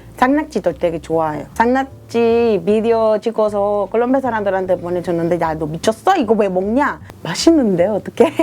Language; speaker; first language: Korean; non-native, fluent; Spanish